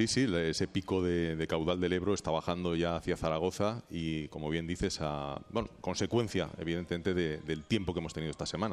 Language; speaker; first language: Spanish; native; Spanish